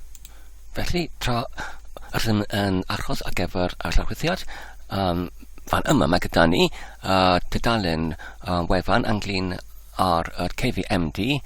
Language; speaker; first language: Welsh; non-native, learner; English